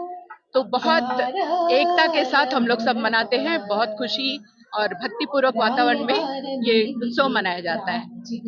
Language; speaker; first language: Hindi; non-native, local second language; Telugu